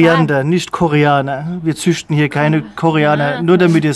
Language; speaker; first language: German; native; German